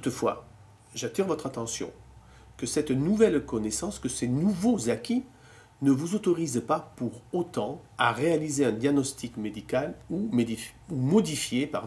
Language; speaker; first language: French; native; French